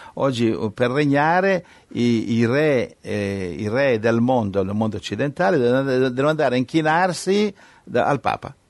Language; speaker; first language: Italian; native; Italian